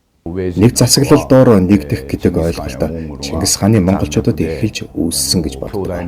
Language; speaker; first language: Mongolian; native; Mongolian